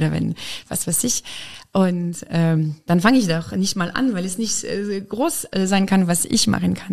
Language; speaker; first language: German; non-native, fluent; French